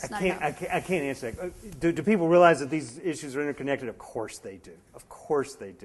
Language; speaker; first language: English; native; English